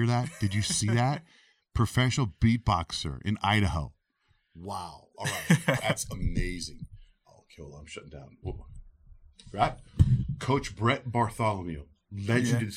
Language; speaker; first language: English; early bilingual, other home language; Spanish